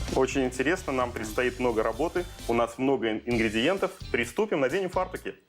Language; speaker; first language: Russian; native; Russian